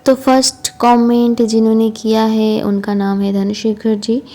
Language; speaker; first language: Hindi; non-native, local second language; Bangla